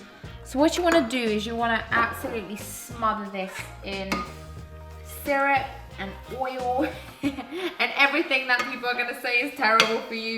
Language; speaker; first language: English; native; English